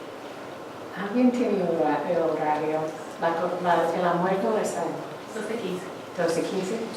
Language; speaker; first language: Spanish; non-native, fluent; English